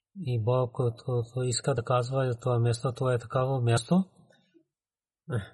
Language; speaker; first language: Bulgarian; non-native, fluent; Urdu